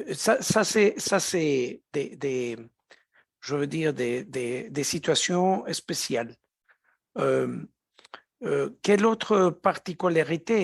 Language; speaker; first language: French; non-native, fluent; Spanish